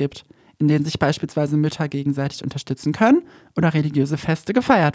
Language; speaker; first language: German; native; German